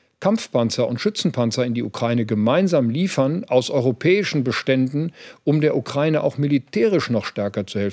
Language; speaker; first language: German; native; German